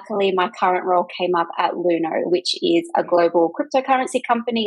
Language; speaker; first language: English; native; English